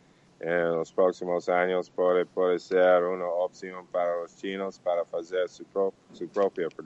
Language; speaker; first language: Portuguese; non-native, learner; Spanish